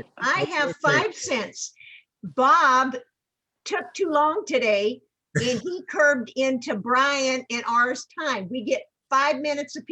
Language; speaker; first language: English; native; English